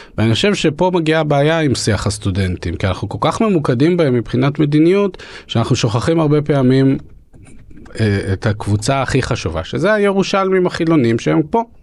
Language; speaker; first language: Hebrew; early bilingual, other home language; Russian